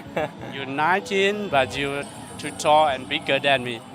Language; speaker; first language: English; non-native, learner; Hmong